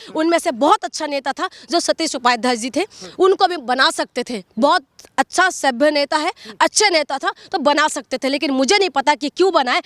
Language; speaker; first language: Hindi; non-native, local second language; Assamese